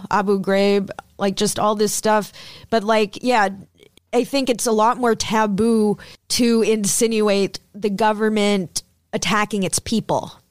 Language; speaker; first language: English; early bilingual, other home language; Hindi